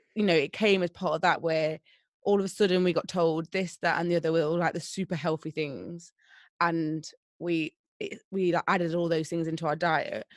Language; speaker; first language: English; native; English